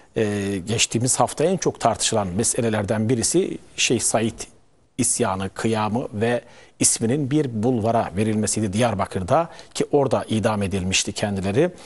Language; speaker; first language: Turkish; native; Turkish